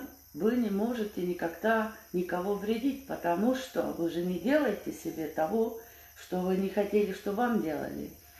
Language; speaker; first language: Russian; non-native, fluent; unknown